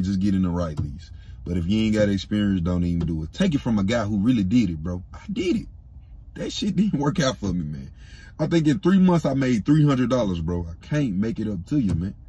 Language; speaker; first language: English; native; English